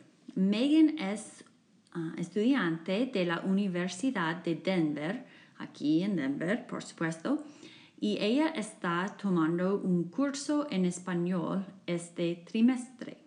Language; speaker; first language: Spanish; non-native, fluent; English